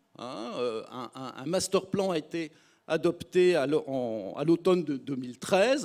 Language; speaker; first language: French; native; French